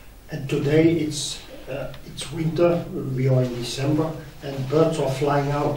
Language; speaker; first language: English; non-native, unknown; Dutch